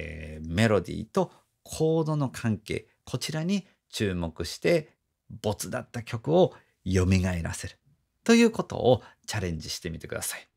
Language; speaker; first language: Japanese; native; Japanese